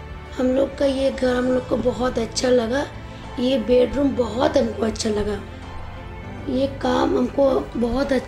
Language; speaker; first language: Hindi; non-native, local second language; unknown